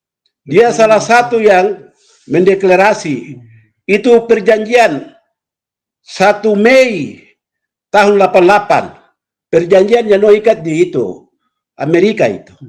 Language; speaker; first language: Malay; non-native, local second language; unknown